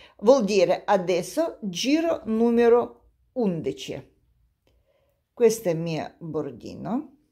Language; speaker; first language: Italian; non-native, learner; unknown